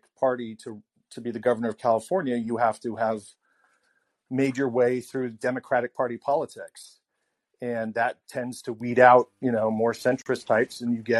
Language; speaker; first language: English; native; English